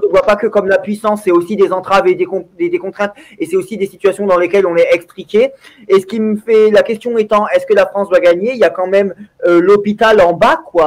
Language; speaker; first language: French; native; French